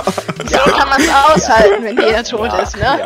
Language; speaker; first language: German; native; German